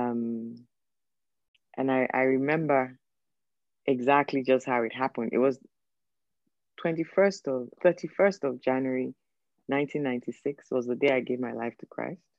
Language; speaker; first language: English; non-native, local second language; Yoruba